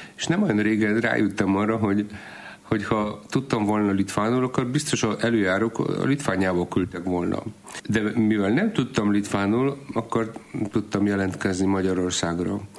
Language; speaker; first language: Hungarian; non-native, fluent; Polish